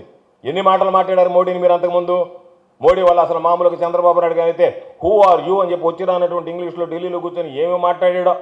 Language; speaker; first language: Telugu; native; Telugu